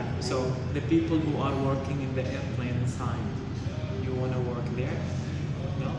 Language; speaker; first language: English; non-native, learner; Arabic